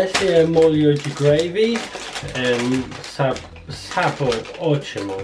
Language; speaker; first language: Portuguese; non-native, learner; English